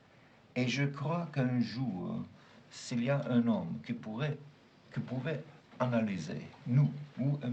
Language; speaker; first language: French; non-native, fluent; German